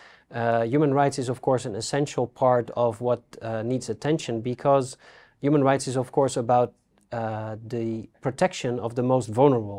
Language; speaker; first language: English; non-native, fluent; Dutch